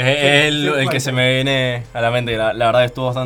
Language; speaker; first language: Spanish; native; Spanish